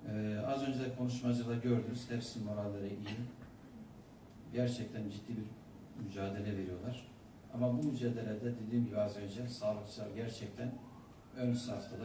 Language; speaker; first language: Turkish; native; Turkish